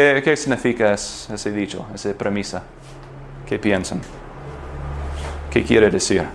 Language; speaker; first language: Spanish; non-native, fluent; English